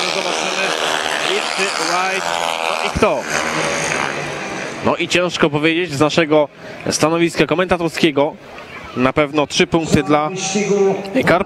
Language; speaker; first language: Polish; native; Polish